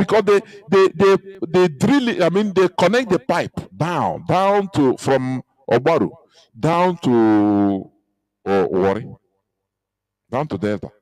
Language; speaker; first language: English; non-native, local second language; Igbo